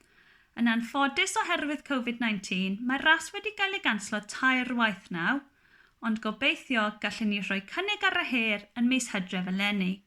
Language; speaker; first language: Welsh; non-native, local second language; English